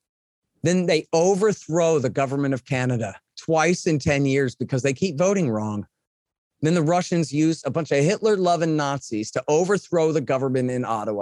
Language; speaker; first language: English; native; English